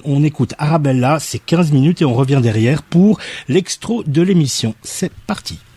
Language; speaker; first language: French; native; French